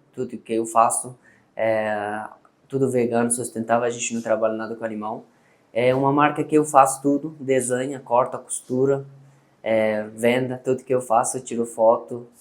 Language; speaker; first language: Portuguese; non-native, learner; Persian